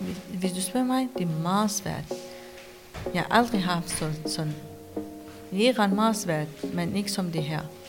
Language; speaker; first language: Danish; non-native, learner; Persian